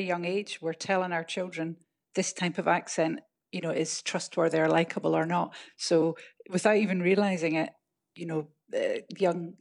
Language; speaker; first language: English; native; English